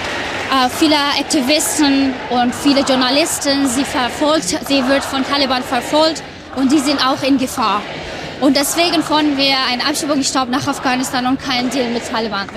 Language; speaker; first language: German; non-native, learner; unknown